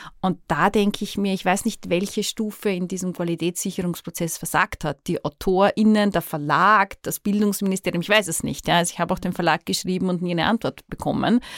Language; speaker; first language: German; native; German